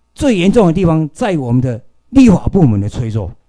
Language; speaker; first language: Chinese; native; Chinese